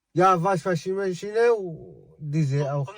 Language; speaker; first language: German; non-native, learner; Arabic